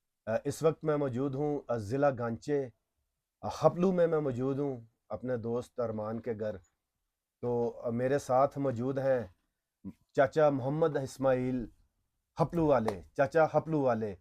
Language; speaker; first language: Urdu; non-native, local second language; Punjabi